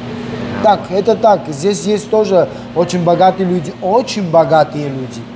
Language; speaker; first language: Russian; non-native, local second language; Armenian